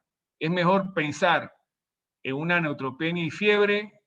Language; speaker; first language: Spanish; native; Spanish